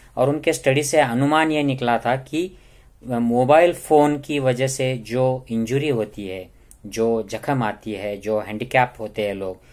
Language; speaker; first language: Hindi; non-native, local second language; Marathi